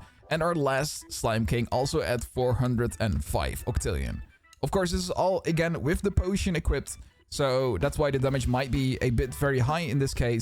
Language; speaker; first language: English; non-native, fluent; Dutch